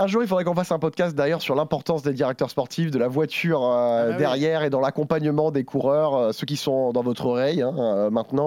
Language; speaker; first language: French; native; French